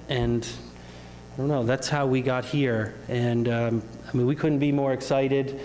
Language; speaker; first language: English; native; English